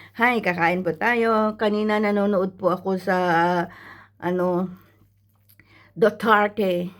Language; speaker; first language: Filipino; non-native, local second language; Iloko